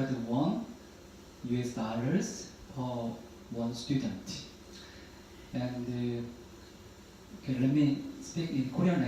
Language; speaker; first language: English; non-native, learner; Korean